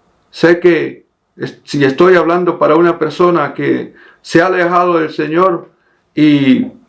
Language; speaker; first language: Spanish; native; Spanish